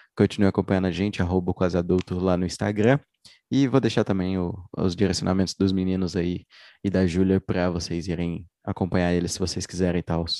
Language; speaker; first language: Portuguese; native; Portuguese